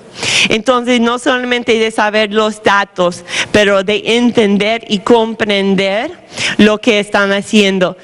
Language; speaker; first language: Spanish; non-native, fluent; English